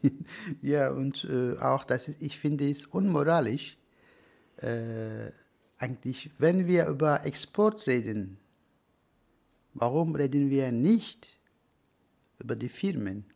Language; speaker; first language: German; non-native, learner; Turkish